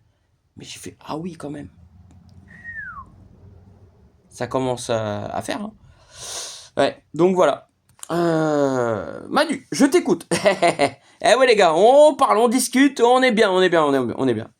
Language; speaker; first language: French; native; French